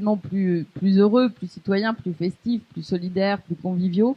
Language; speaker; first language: French; native; French